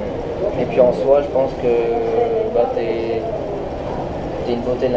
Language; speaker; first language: French; native; French